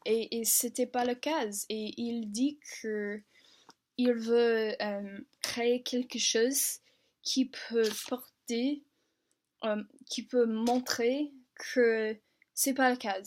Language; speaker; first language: French; non-native, learner; English